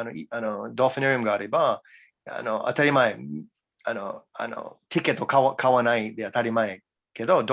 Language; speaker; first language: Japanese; non-native, learner; English